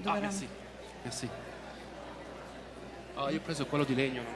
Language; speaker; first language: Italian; early bilingual, heritage; Italian